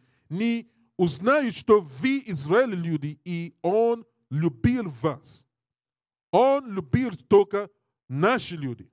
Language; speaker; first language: Russian; non-native, learner; English